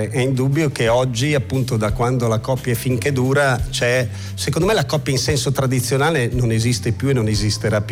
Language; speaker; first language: Italian; native; Italian